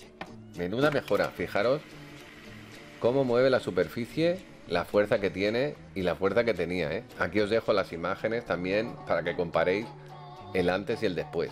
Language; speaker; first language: Spanish; native; Spanish